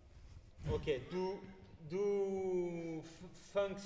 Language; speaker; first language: German; non-native, learner; French